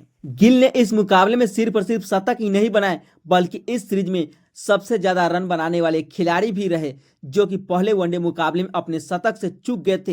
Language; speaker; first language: Hindi; native; Hindi